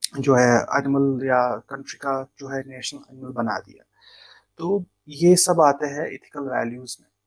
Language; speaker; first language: Hindi; non-native, local second language; Kashmiri